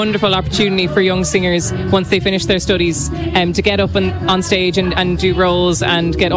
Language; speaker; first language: English; native; English